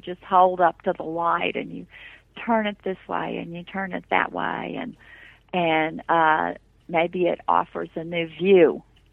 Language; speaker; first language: English; native; English